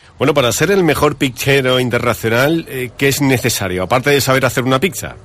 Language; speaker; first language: Spanish; native; Spanish